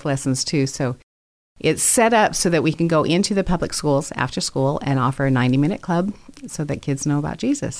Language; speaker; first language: English; native; English